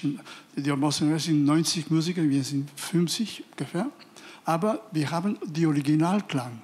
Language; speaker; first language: German; non-native, fluent; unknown